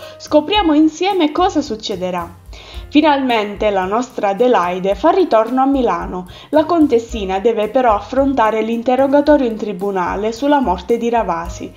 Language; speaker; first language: Italian; native; Italian